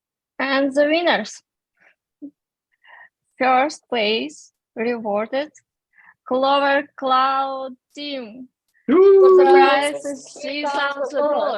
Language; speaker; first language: English; non-native, fluent; Russian